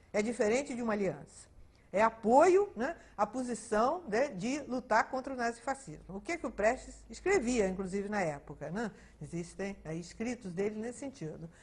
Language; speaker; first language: Portuguese; early bilingual, other home language; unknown